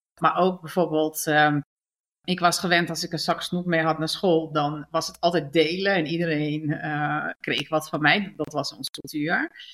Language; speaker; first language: Dutch; early bilingual, other home language; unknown